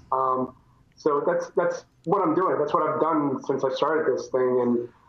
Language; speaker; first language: English; native; English